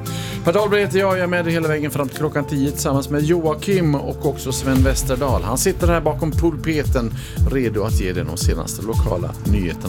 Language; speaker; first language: Swedish; native; Swedish